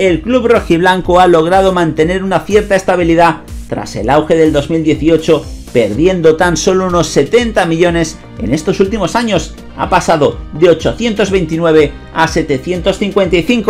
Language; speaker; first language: Spanish; native; Spanish